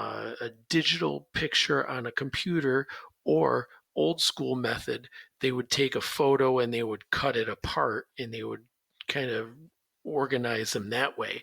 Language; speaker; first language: English; native; English